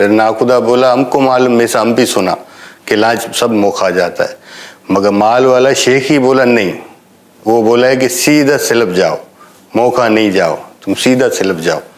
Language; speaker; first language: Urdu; non-native, local second language; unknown